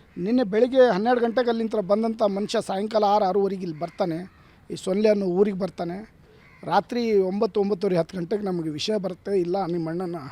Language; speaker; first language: Kannada; non-native, local second language; Lambadi